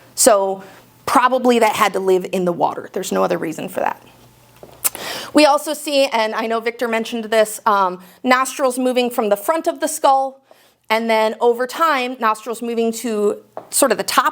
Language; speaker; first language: English; native; English